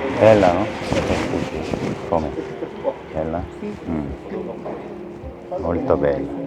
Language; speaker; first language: Italian; non-native, learner; Korean